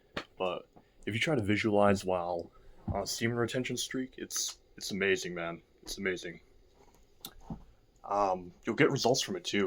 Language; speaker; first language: English; native; English